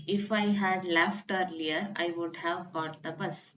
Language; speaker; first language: English; non-native, local second language; Kannada